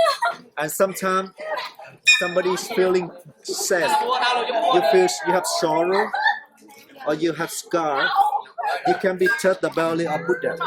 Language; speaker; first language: English; non-native, learner; Vietnamese